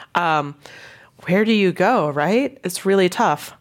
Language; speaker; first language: English; non-native, local second language; Cantonese